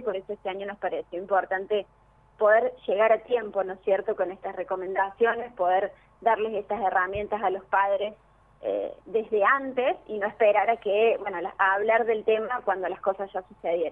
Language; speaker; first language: Spanish; native; Spanish